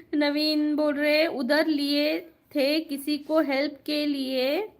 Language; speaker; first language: Hindi; non-native, local second language; Marathi